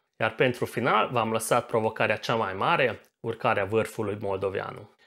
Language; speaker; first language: Romanian; non-native, local second language; Hungarian